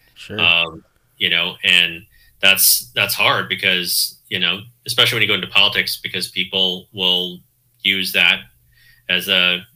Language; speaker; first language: English; native; English